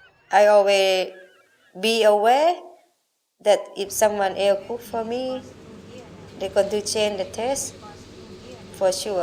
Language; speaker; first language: English; non-native, learner; Thai